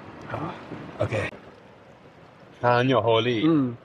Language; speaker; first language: Chinese; non-native, fluent; English